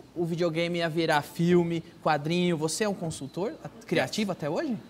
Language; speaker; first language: Portuguese; native; Portuguese